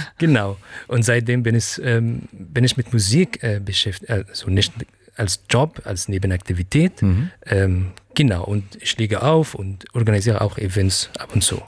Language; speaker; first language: German; non-native, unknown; Arabic